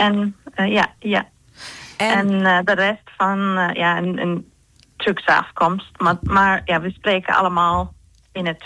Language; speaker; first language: Dutch; non-native, fluent; Turkish